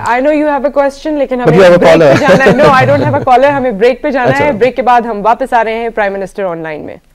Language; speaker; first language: Urdu; native; Urdu